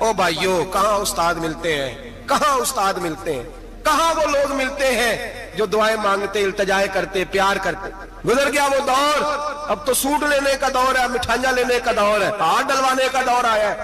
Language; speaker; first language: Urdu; non-native, local second language; Punjabi